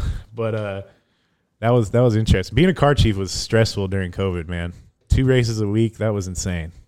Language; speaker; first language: English; native; English